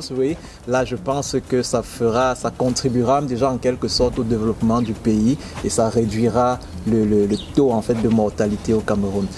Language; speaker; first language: French; native; French